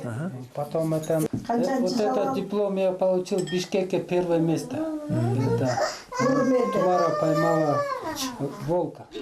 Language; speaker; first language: Russian; non-native, local second language; Kyrgyz